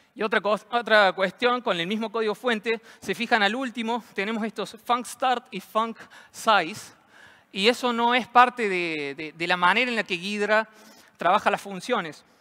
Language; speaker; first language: Spanish; native; Spanish